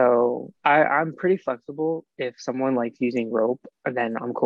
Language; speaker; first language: English; native; English